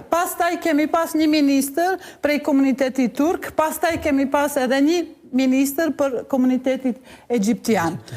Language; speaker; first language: Albanian; non-native, local second language; Bosnian